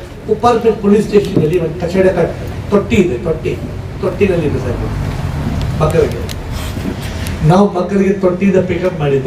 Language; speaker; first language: Kannada; non-native, local second language; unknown